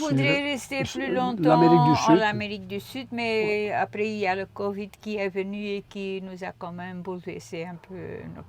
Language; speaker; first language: French; non-native, local second language; Dutch